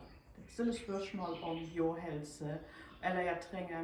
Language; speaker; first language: Norwegian; non-native, fluent; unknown